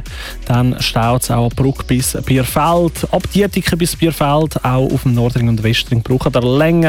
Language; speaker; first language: German; native; German